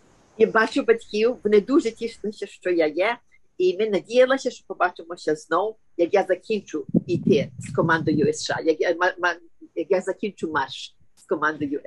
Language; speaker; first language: Ukrainian; early bilingual, heritage; Ukrainian